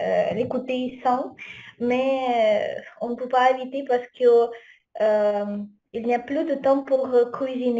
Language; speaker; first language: French; non-native, fluent; Ukrainian